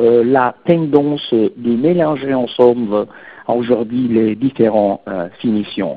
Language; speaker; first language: French; non-native, fluent; Italian